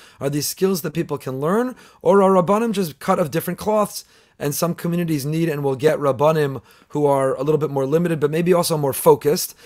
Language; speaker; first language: English; native; English